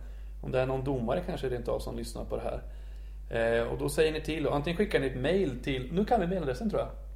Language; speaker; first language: Swedish; native; Swedish